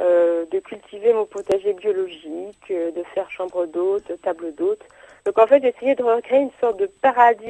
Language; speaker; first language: French; native; French